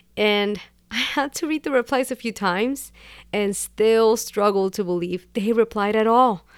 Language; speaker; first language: English; non-native, fluent; Spanish